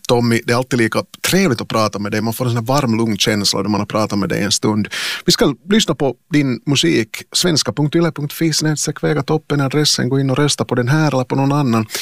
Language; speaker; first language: Swedish; native; Swedish